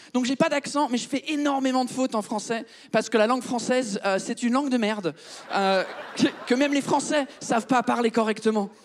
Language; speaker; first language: French; early bilingual, other home language; English